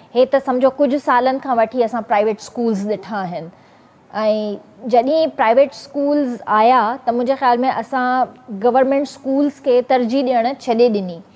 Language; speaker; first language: Sindhi; native; Sindhi